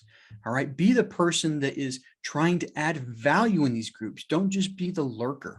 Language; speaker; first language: English; native; English